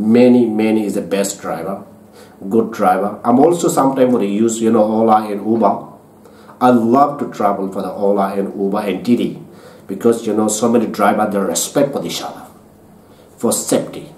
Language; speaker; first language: English; non-native, learner; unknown